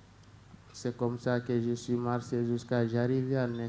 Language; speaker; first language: French; non-native, learner; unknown